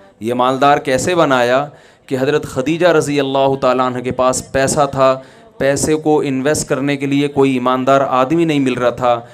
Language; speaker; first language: Urdu; native; Urdu